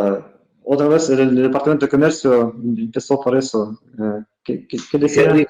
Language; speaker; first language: Spanish; non-native, fluent; Russian